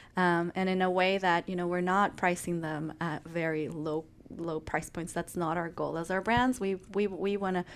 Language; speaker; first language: English; non-native, fluent; Spanish